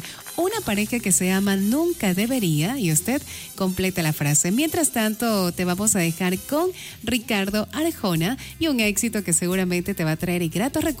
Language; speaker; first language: Spanish; native; Spanish